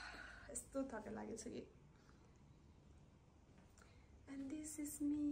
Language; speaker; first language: English; non-native, fluent; Nepali